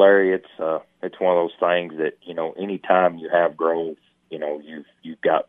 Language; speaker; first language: English; native; English